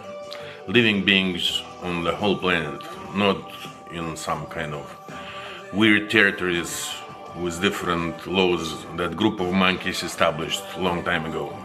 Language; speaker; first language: English; non-native, fluent; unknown